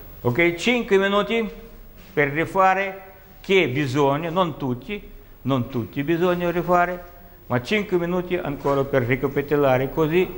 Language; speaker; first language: Italian; non-native, learner; Russian